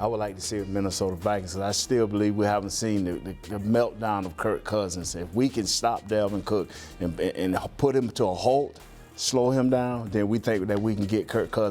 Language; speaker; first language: English; native; English